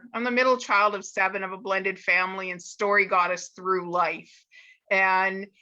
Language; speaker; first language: English; native; English